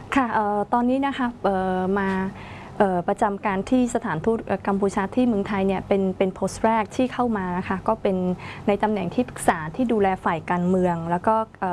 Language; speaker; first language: Thai; non-native, fluent; Khmer